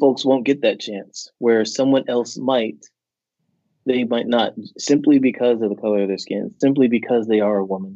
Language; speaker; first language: English; native; English